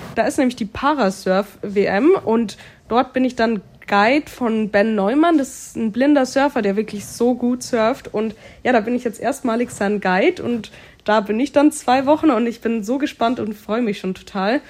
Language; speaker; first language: German; native; German